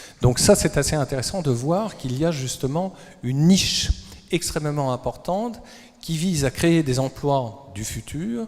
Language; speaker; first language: French; native; French